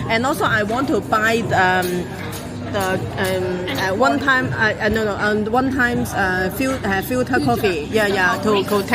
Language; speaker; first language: English; non-native, learner; Cantonese